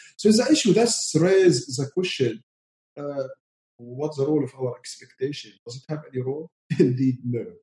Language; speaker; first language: English; non-native, learner; Arabic